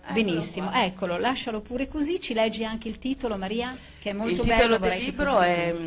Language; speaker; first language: Italian; native; Italian